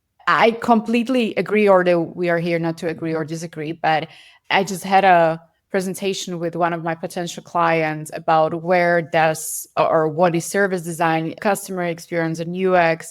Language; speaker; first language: English; non-native, fluent; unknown